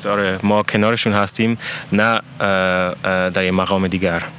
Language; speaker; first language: Persian; early bilingual, heritage; Persian